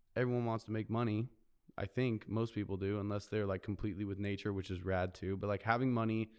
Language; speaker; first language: English; native; English